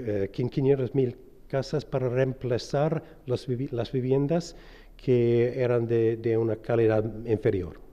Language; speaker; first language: Spanish; non-native, fluent; English